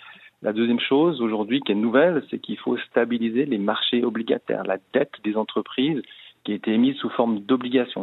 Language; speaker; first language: French; native; French